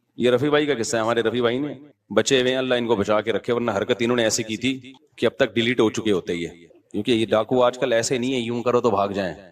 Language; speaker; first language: Urdu; native; Urdu